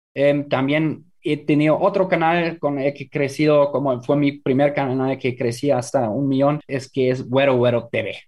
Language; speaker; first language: Spanish; non-native, fluent; German